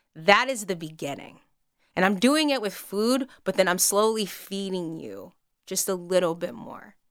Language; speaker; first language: English; native; English